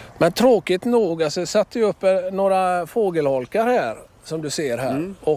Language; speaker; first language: Swedish; native; Swedish